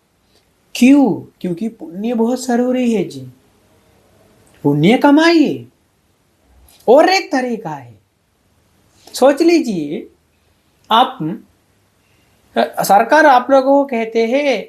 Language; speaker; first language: Hindi; non-native, fluent; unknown